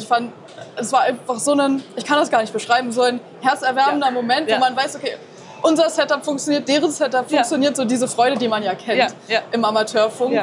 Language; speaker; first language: German; native; German